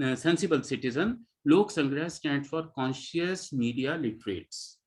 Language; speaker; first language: English; non-native, local second language; Hindi